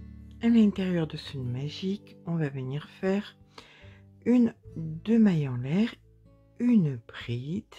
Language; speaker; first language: French; native; French